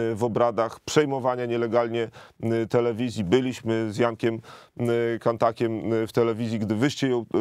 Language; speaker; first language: Polish; native; Polish